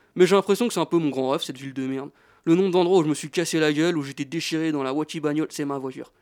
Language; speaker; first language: French; native; French